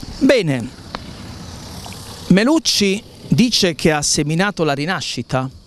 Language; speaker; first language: Italian; native; Italian